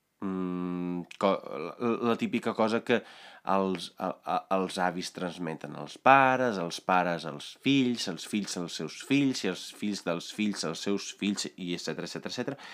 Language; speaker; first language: Catalan; non-native, fluent; Italian